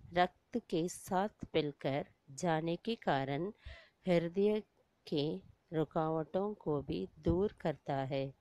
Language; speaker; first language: Hindi; non-native, local second language; Tamil